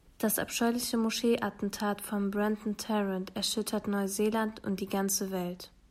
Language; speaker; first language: German; early bilingual, other home language; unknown